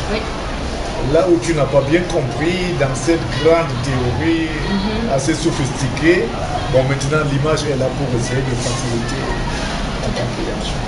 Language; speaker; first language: French; non-native, local second language; Wolof